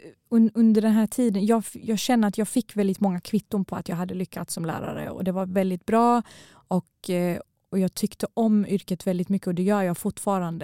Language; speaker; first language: Swedish; early bilingual, other home language; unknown